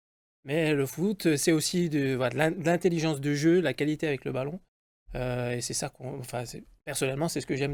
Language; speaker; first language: French; native; French